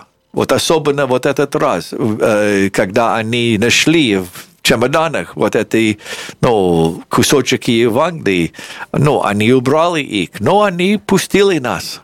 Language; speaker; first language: Russian; non-native, fluent; English